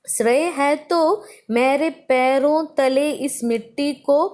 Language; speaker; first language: Hindi; non-native, local second language; Malayalam